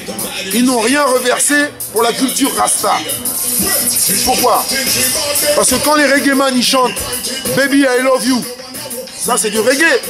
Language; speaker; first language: French; native; French